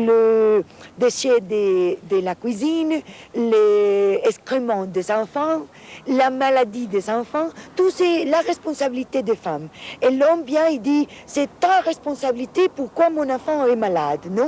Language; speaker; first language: French; non-native, fluent; Spanish